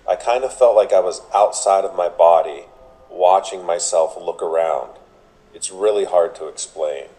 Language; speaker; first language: English; native; English